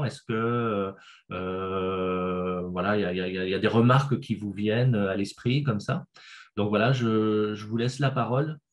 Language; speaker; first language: French; native; French